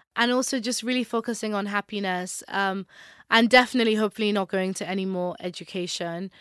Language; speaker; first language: English; non-native, local second language; Yoruba